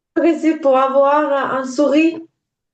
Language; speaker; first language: French; non-native, learner; Ukrainian